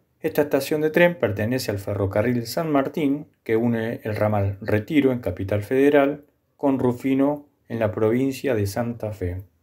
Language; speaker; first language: Spanish; native; Spanish